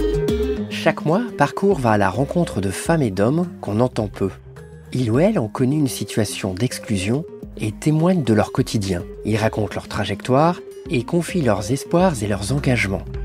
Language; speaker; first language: French; native; French